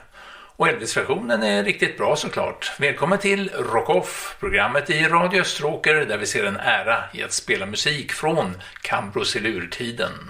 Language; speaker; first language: Swedish; native; Swedish